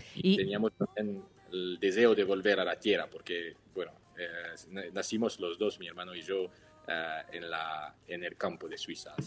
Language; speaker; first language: Spanish; non-native, fluent; French